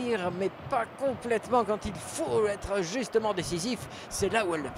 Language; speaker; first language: French; native; French